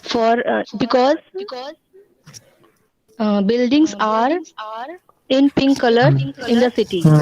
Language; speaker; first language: English; non-native, local second language; Hindi